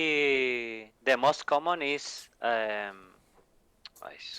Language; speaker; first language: English; non-native, learner; Spanish